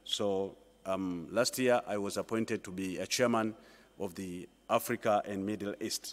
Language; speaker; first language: English; non-native, local second language; Swahili